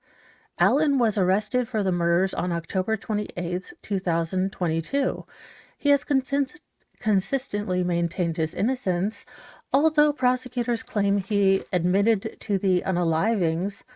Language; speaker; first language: English; native; English